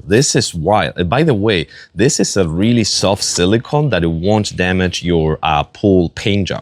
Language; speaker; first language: English; non-native, fluent; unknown